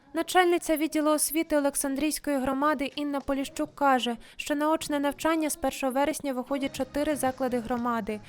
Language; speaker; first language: Ukrainian; native; Ukrainian